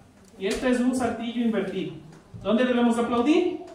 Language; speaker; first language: Spanish; native; Spanish